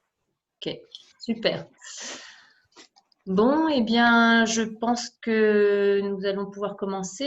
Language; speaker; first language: French; native; French